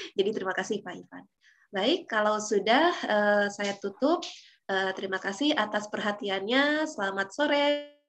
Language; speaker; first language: Indonesian; native; Indonesian